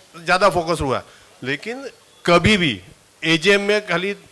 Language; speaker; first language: Hindi; non-native, local second language; Marathi